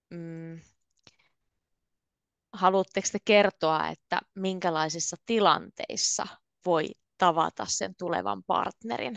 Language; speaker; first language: Finnish; native; Finnish